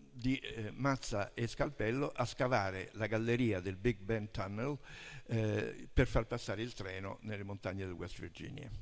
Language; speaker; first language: Italian; native; Italian